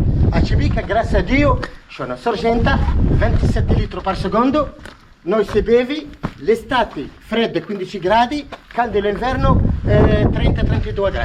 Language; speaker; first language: Italian; non-native, learner; Arabic